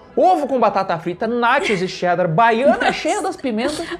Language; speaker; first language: Portuguese; native; Portuguese